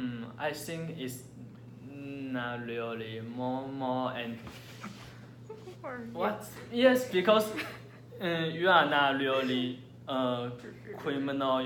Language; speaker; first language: English; non-native, learner; Chinese